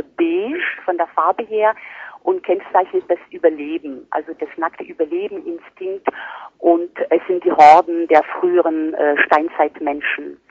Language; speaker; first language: German; non-native, fluent; French